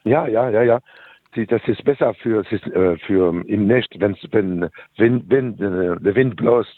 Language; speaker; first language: German; non-native, learner; French